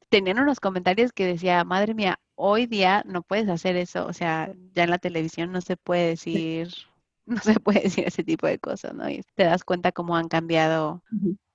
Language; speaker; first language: Spanish; native; Spanish